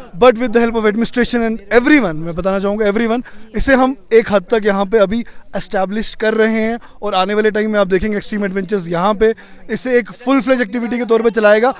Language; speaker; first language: Hindi; non-native, local second language; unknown